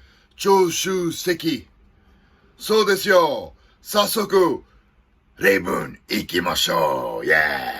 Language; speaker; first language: Japanese; non-native, fluent; English